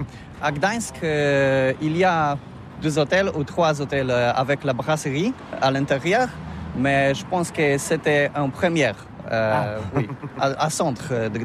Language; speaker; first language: French; non-native, learner; Polish